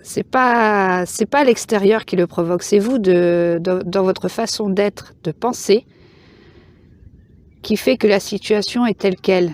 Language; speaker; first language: French; native; French